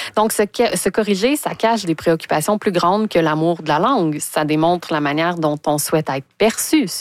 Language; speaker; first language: French; native; French